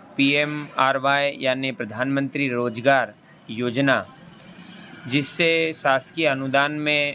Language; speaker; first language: Hindi; native; Hindi